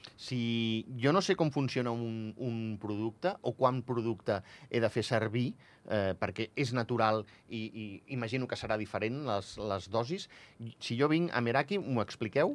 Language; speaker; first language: Catalan; native; Catalan